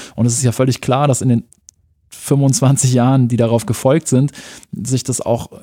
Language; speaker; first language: German; native; German